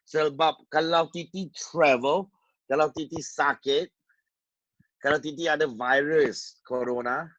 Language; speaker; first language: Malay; non-native, local second language; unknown